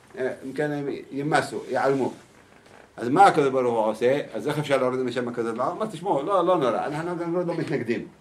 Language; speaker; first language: Hebrew; native; Hebrew